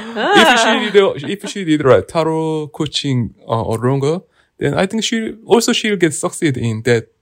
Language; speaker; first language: English; non-native, learner; Korean